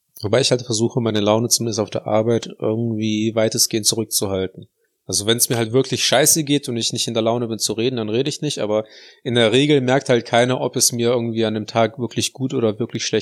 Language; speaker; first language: German; native; German